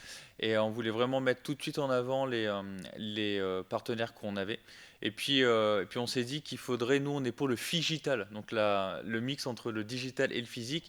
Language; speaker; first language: French; native; French